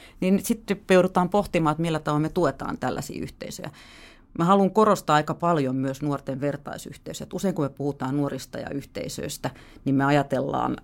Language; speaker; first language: Finnish; native; Finnish